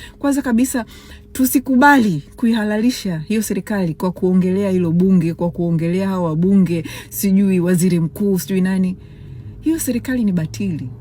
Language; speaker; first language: Swahili; native; Swahili